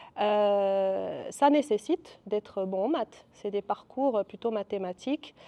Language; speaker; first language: French; non-native, local second language; Arabic